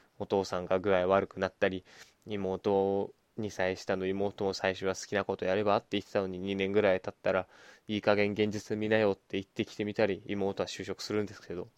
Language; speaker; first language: Japanese; native; Japanese